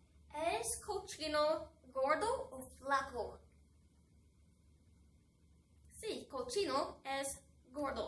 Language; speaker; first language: Spanish; non-native, fluent; English